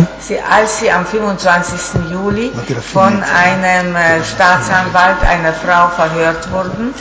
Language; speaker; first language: German; non-native, fluent; Italian